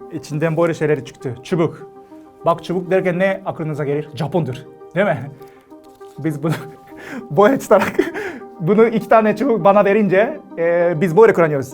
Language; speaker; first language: Turkish; non-native, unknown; Japanese